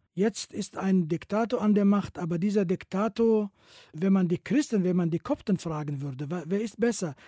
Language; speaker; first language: German; non-native, fluent; Kurdish